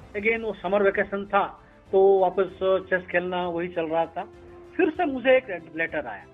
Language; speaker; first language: Hindi; non-native, local second language; Odia